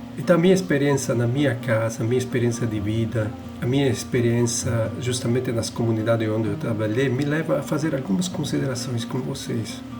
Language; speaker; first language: Portuguese; non-native, fluent; Italian